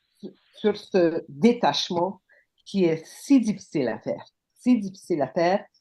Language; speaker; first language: French; non-native, local second language; English